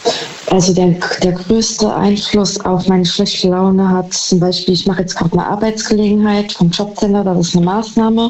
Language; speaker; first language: German; native; German